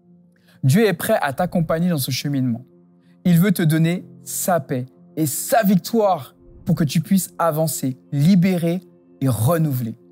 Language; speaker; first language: French; native; French